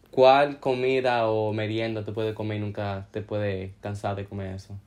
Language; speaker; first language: Spanish; early bilingual, heritage; Spanish